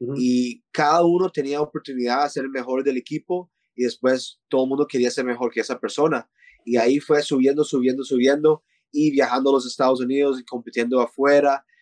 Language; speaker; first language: Spanish; early bilingual, heritage; Spanish